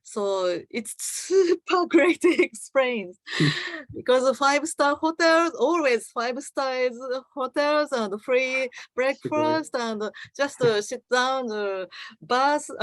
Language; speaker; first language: English; non-native, learner; Japanese